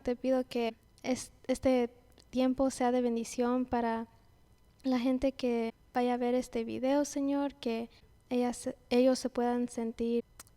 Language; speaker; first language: Spanish; early bilingual, heritage; Spanish